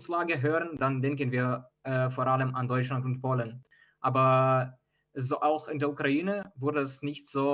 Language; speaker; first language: German; non-native, fluent; Ukrainian